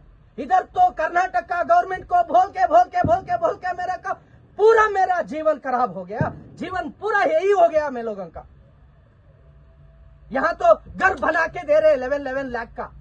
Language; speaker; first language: Hindi; non-native, local second language; Kannada